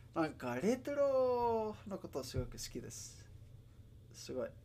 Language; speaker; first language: Japanese; non-native, fluent; Spanish